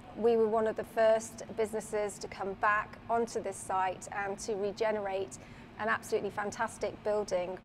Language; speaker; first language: English; native; English